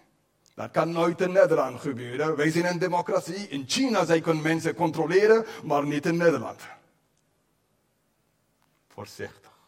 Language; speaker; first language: Dutch; non-native, fluent; English